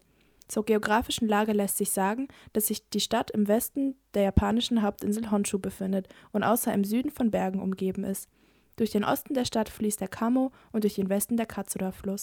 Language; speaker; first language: German; native; German